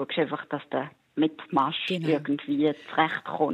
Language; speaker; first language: German; native; German